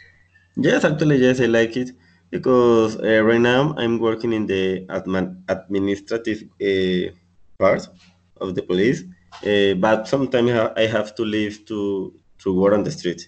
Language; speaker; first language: English; non-native, learner; Spanish